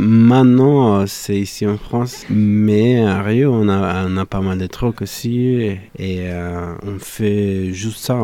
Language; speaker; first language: French; non-native, fluent; Spanish